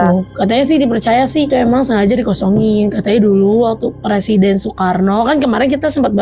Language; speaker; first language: Indonesian; native; Indonesian